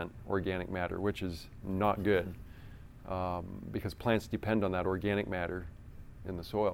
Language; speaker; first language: English; native; English